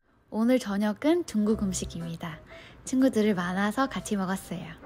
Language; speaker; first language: Korean; non-native, fluent; Vietnamese